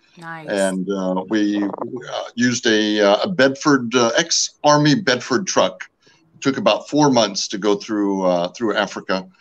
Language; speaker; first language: English; native; English